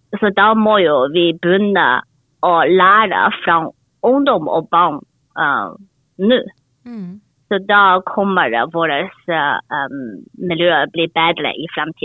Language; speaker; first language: Norwegian; non-native, learner; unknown